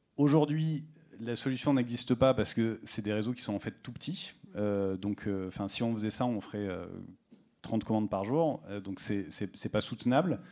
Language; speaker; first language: French; native; French